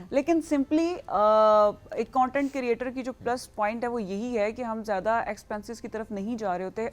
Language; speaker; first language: Urdu; non-native, local second language; Punjabi